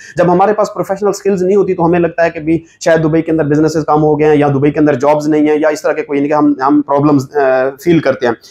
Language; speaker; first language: Urdu; non-native, local second language; Saraiki